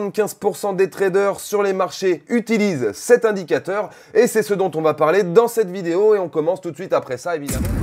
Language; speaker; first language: French; native; French